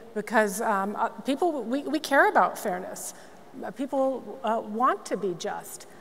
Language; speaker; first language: English; native; English